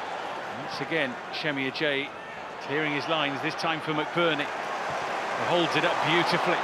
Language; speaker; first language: English; native; English